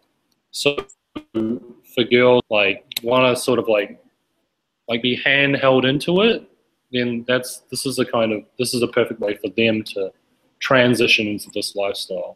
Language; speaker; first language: English; native; English